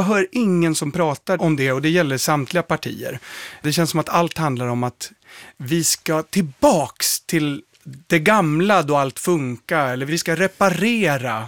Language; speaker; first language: Swedish; native; Swedish